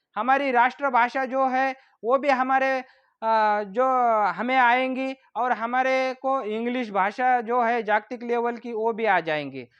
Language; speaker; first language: Hindi; non-native, local second language; Marathi